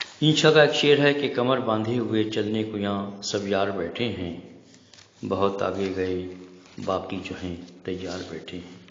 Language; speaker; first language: Urdu; native; Urdu